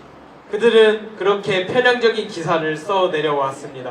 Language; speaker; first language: Korean; native; Korean